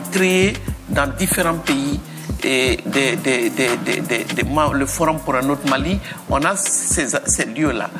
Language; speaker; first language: French; non-native, local second language; Bambara